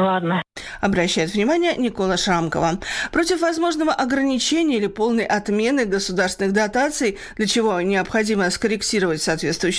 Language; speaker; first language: Russian; native; Russian